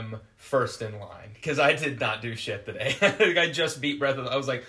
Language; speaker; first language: English; native; English